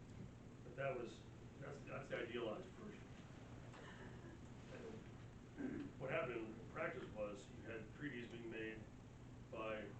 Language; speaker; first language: English; native; English